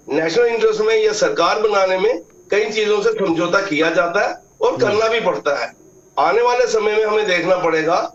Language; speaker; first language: Hindi; native; Hindi